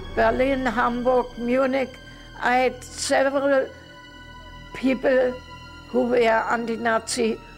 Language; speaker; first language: English; non-native, learner; German